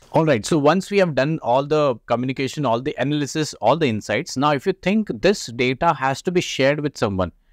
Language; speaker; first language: English; non-native, local second language; Hindi